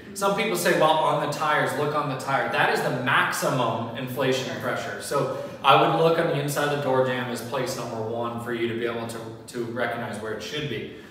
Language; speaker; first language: English; native; English